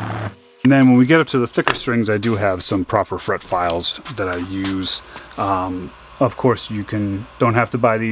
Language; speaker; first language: English; native; English